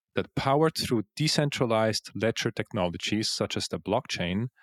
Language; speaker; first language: English; non-native, fluent; Swiss German